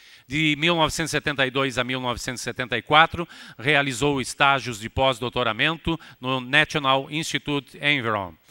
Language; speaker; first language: Portuguese; native; Portuguese